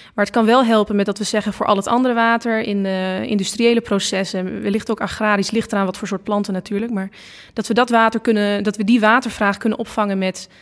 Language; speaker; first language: Dutch; native; Dutch